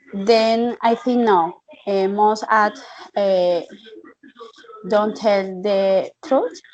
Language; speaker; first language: English; non-native, learner; Spanish